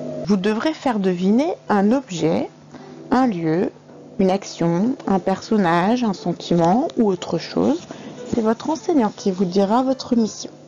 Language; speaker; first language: French; native; French